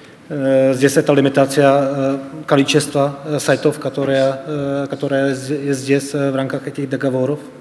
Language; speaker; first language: Russian; non-native, fluent; Czech